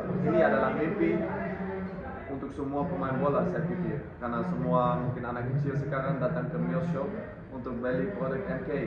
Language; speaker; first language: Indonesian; non-native, fluent; Dutch